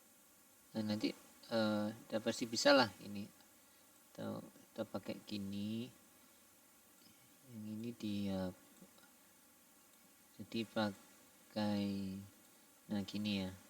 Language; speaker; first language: Indonesian; native; Indonesian